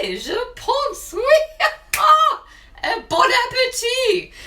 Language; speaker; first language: French; non-native, learner; English